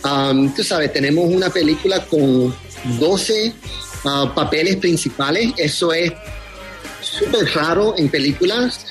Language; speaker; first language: Spanish; early bilingual, heritage; Spanish